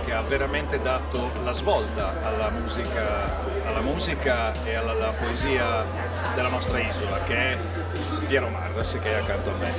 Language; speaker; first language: Italian; native; Italian